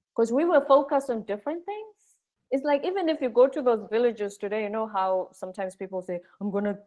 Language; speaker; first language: English; non-native, local second language; Zulu